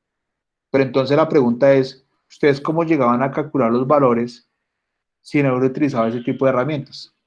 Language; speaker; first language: Spanish; native; Spanish